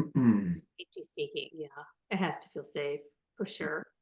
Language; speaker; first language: English; native; English